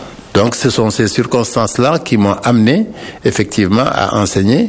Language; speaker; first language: French; non-native, local second language; Wolof